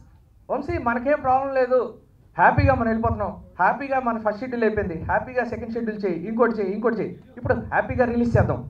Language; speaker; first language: Telugu; native; Telugu